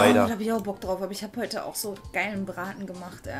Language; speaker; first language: German; native; German